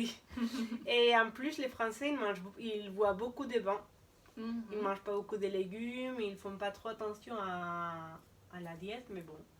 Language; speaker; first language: French; non-native, fluent; Spanish